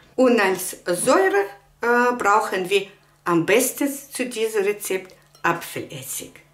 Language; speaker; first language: German; non-native, fluent; Russian